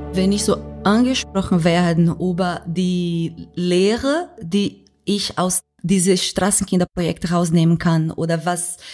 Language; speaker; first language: German; non-native, fluent; Portuguese